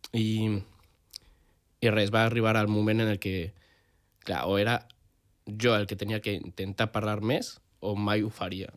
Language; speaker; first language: Catalan; non-native, fluent; Spanish